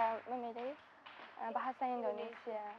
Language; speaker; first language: Indonesian; non-native, learner; Uzbek